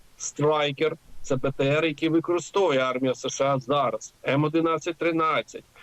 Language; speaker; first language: Ukrainian; native; Ukrainian